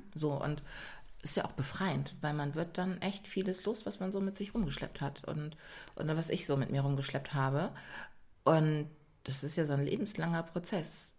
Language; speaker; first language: German; native; German